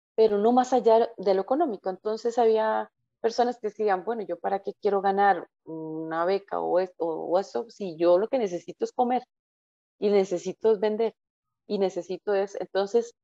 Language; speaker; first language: Spanish; native; Spanish